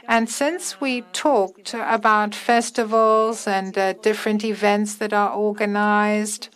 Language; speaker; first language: English; non-native, fluent; German